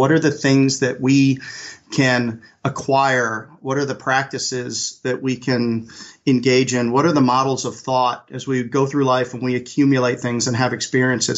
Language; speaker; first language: English; native; English